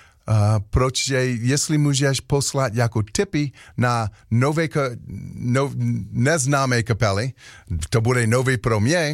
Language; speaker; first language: Czech; non-native, learner; English